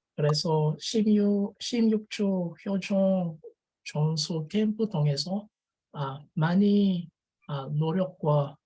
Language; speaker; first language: Korean; non-native, learner; French